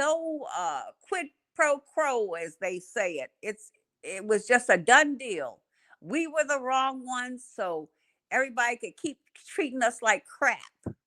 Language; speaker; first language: English; native; English